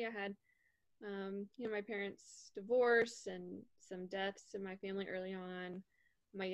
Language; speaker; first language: English; native; English